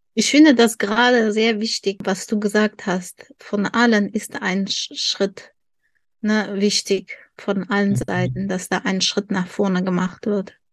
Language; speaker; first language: German; non-native, fluent; Tajik